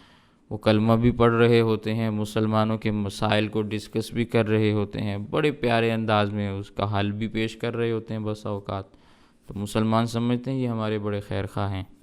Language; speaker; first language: Urdu; native; Urdu